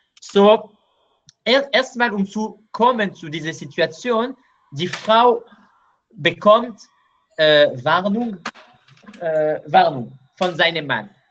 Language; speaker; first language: German; non-native, learner; Hebrew